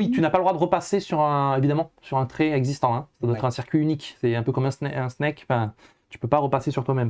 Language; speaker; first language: French; native; French